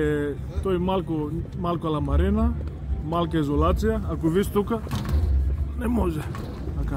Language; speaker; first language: Bulgarian; non-native, learner; Greek